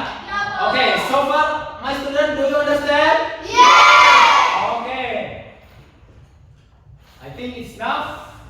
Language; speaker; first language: English; non-native, learner; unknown